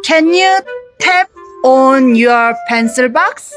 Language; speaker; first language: English; non-native, learner; Korean